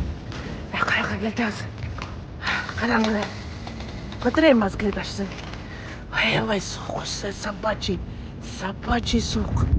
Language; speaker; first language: Kyrgyz; native; Kyrgyz